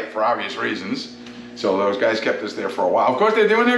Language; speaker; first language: English; native; English